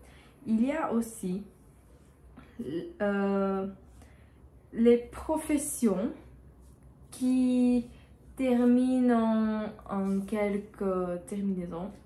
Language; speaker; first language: French; non-native, learner; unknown